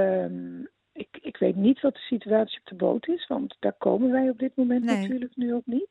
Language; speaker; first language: Dutch; native; Dutch